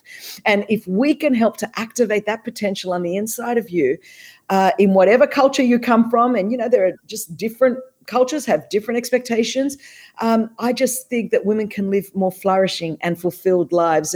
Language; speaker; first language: English; non-native, local second language; Greek